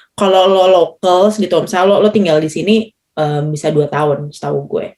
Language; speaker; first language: Indonesian; native; Indonesian